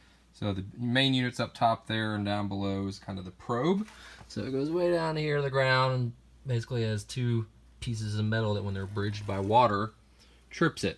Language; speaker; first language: English; native; English